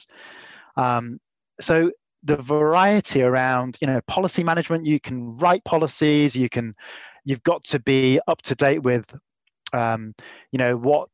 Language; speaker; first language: English; native; English